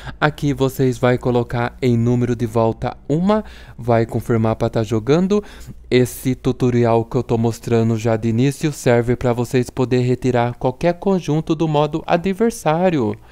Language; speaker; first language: Portuguese; native; Portuguese